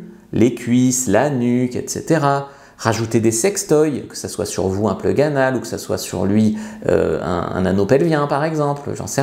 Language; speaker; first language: French; native; French